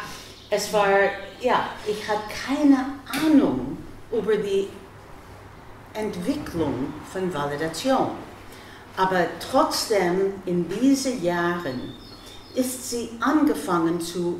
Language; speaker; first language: German; non-native, fluent; English